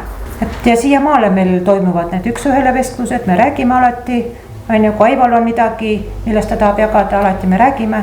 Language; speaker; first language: Estonian; native; Estonian